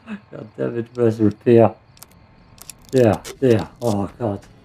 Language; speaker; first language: English; non-native, fluent; German